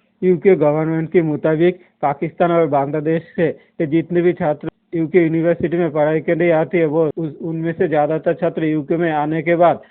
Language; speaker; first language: Hindi; non-native, local second language; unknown